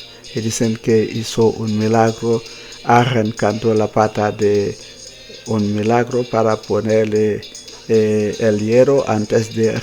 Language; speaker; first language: Spanish; non-native, fluent; Haitian Creole